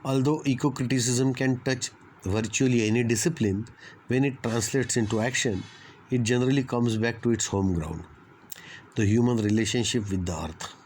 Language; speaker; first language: English; non-native, local second language; Marathi